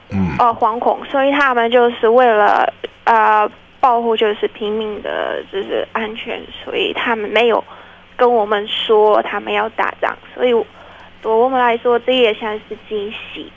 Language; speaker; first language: Chinese; non-native, fluent; Ukrainian